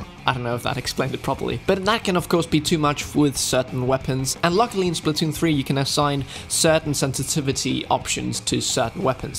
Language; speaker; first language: English; non-native, fluent; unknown